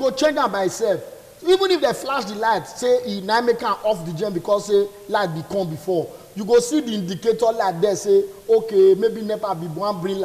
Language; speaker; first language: English; non-native, local second language; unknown